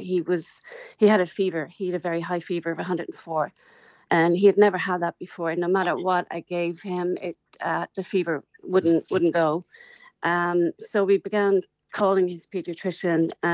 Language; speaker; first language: English; native; English